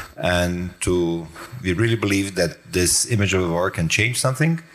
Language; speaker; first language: English; non-native, fluent; Croatian